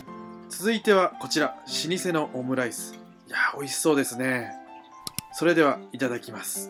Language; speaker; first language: Japanese; native; Japanese